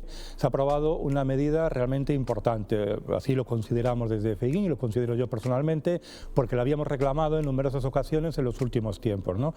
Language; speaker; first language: Spanish; native; Spanish